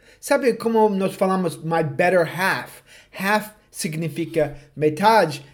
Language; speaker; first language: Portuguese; non-native, fluent; English